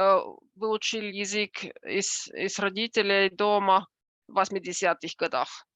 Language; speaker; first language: Russian; non-native, fluent; Finnish